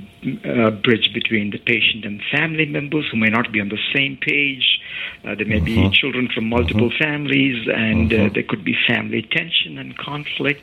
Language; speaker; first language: English; non-native, local second language; Malayalam